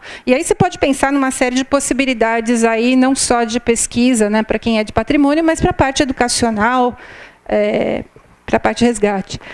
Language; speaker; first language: Portuguese; native; Portuguese